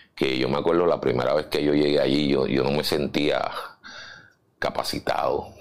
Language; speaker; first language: Spanish; native; Spanish